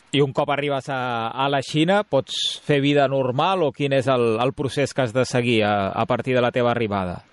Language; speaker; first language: Catalan; native; Catalan